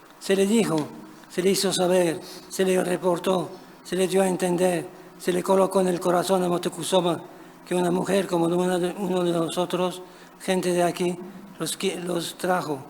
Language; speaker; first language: Spanish; non-native, fluent; French